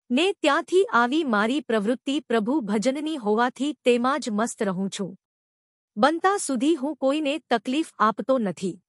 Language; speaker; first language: Gujarati; native; Gujarati